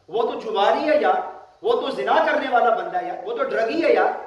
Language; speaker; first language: Urdu; early bilingual, other home language; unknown